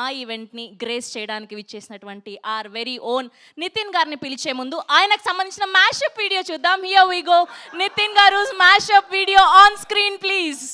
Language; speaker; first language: Telugu; native; Telugu